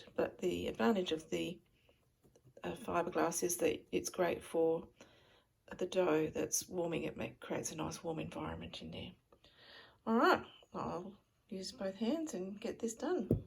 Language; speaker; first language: English; native; English